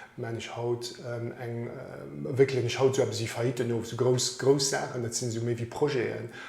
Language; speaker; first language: Luxembourgish; native; Luxembourgish